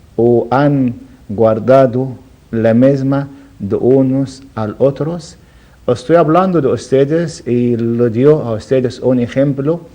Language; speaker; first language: Spanish; non-native, learner; Arabic